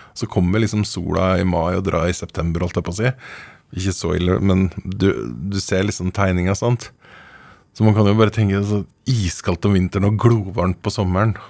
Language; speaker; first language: Norwegian; native; Norwegian